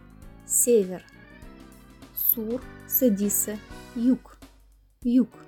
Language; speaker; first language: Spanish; non-native, fluent; Russian